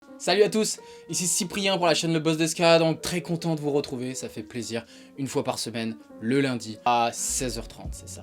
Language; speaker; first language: French; native; French